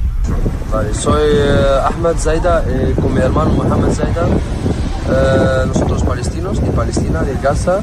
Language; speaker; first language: Spanish; non-native, learner; Arabic